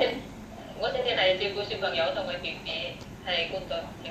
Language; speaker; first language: Cantonese; non-native, learner; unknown